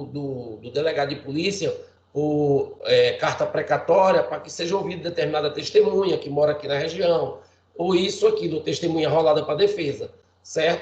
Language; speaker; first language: Portuguese; native; Portuguese